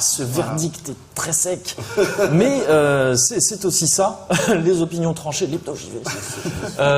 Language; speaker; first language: French; native; French